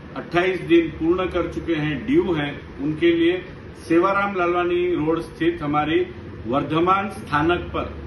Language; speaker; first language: Hindi; non-native, local second language; Gujarati